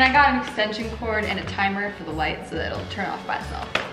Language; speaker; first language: English; native; English